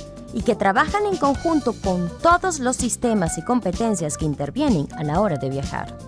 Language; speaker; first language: Spanish; native; Spanish